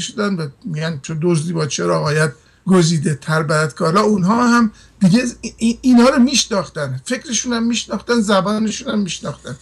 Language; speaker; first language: Persian; native; Persian